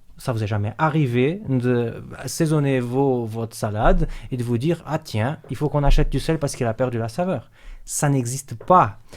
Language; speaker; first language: French; non-native, fluent; Portuguese